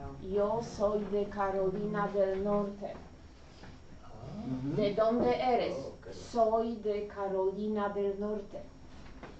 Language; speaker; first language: Spanish; non-native, learner; English